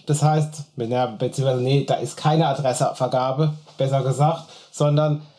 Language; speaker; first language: German; native; German